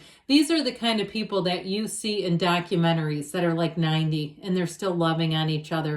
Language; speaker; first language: English; native; English